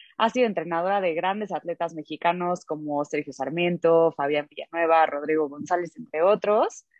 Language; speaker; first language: Spanish; early bilingual, heritage; Spanish